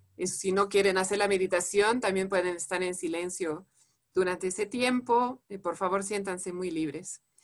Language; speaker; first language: Spanish; non-native, fluent; French